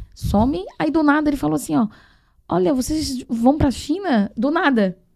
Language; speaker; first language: Portuguese; non-native, fluent; Chinese